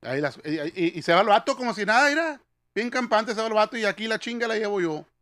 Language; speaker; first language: Spanish; early bilingual, heritage; Spanish